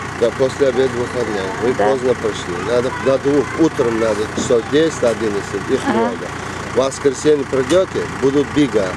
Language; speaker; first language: Russian; non-native, local second language; Uzbek